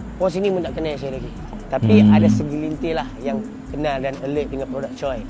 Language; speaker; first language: Malay; native; Malay